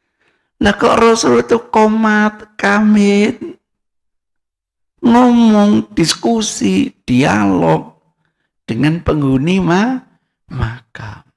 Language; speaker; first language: Indonesian; non-native, local second language; Javanese